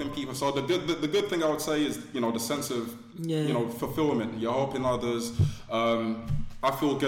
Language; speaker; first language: English; native; English